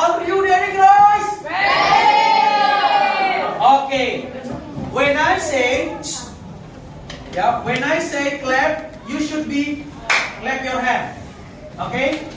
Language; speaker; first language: English; non-native, learner; Indonesian